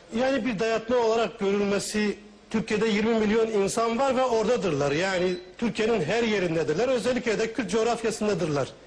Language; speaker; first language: Turkish; non-native, local second language; Kurdish